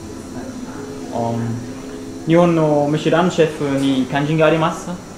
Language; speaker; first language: Japanese; non-native, learner; German